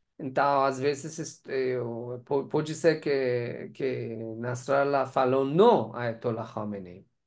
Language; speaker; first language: Portuguese; non-native, learner; Persian